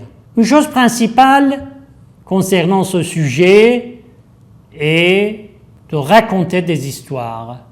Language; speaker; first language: French; non-native, fluent; Persian